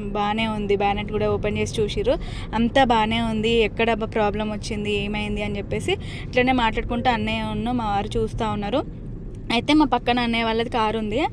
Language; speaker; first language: Telugu; native; Telugu